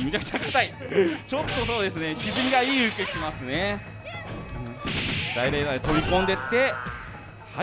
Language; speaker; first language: Japanese; native; Japanese